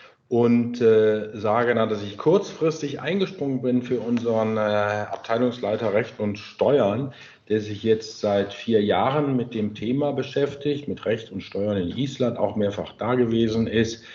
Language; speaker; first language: German; native; German